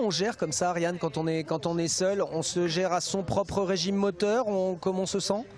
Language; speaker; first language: French; native; French